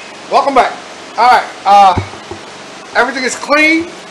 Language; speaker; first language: English; non-native, fluent; Spanish